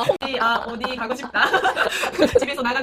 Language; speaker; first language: Korean; non-native, learner; Japanese